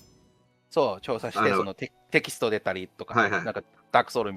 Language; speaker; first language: Japanese; non-native, fluent; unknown